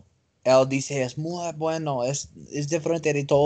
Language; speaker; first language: Spanish; non-native, learner; English